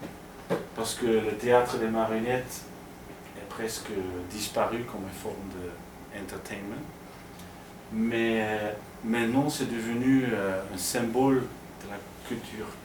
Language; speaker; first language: French; non-native, fluent; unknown